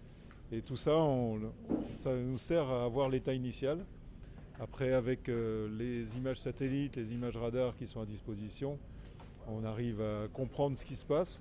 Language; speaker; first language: French; native; French